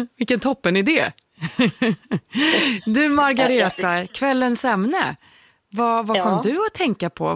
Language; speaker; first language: Swedish; native; Swedish